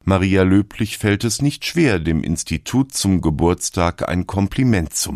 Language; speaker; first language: German; native; German